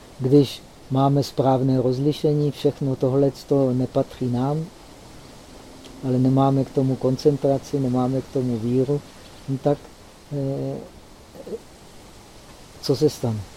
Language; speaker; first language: Czech; native; Czech